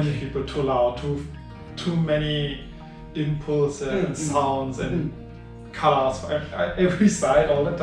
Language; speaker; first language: English; non-native, fluent; German